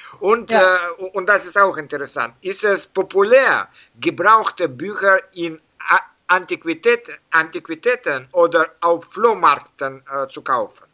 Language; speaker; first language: German; non-native, learner; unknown